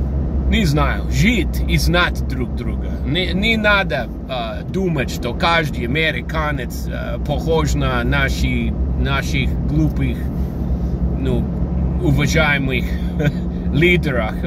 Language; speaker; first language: Russian; non-native, fluent; English